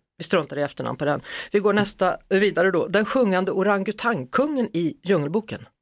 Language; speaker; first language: Swedish; native; Swedish